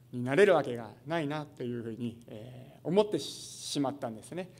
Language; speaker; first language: Japanese; native; Japanese